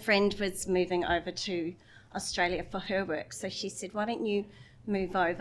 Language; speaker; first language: English; native; English